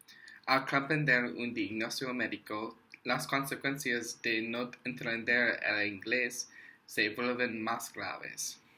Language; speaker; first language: Spanish; non-native, learner; English